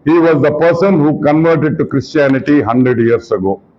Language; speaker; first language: English; non-native, local second language; Telugu